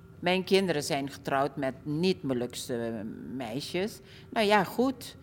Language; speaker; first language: Dutch; early bilingual, other home language; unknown